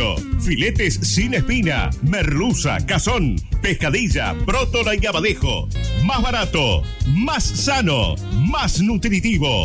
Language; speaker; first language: Spanish; native; Spanish